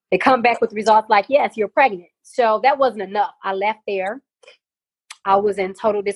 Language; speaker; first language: English; native; English